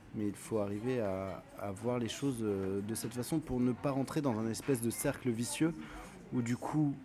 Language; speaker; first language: French; native; French